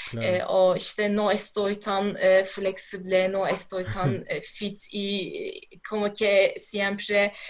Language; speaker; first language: Spanish; non-native, learner; Turkish